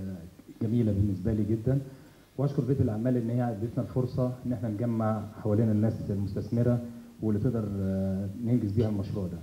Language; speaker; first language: Arabic; native; Arabic